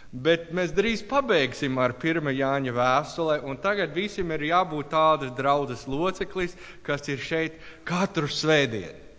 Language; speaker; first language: Latvian; non-native, learner; English